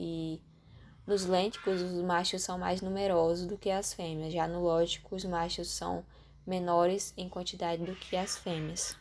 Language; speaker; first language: Portuguese; native; Portuguese